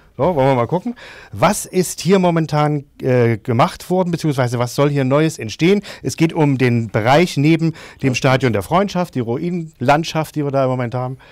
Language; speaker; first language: German; native; German